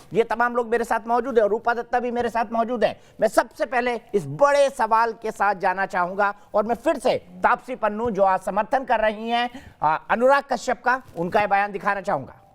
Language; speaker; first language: Hindi; native; Hindi